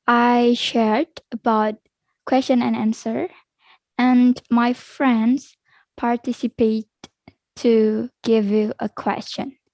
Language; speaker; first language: English; non-native, learner; Indonesian